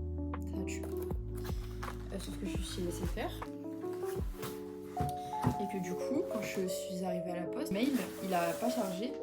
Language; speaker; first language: French; native; French